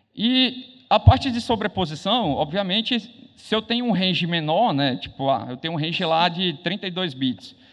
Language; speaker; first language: Portuguese; native; Portuguese